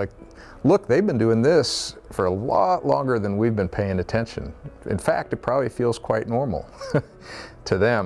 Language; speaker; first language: English; native; English